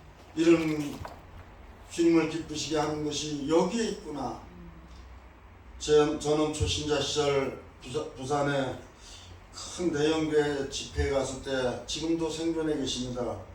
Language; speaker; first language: Korean; native; Korean